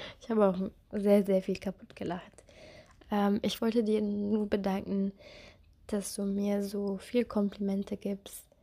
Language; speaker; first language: German; non-native, fluent; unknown